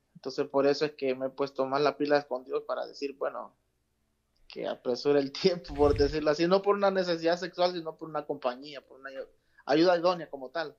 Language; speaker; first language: Spanish; native; Spanish